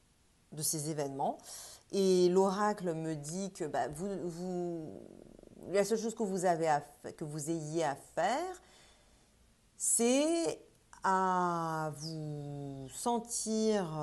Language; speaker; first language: French; native; French